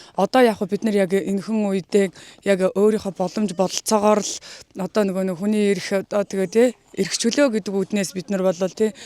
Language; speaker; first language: Mongolian; native; Mongolian